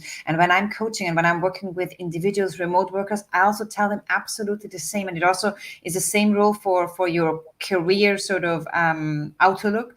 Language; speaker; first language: English; non-native, fluent; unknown